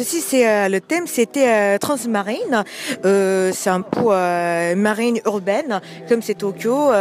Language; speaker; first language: French; non-native, learner; Japanese